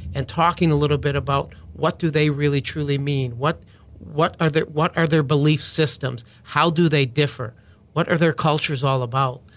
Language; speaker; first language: English; native; English